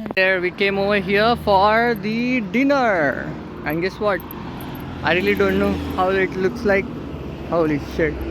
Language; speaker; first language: English; non-native, local second language; Marathi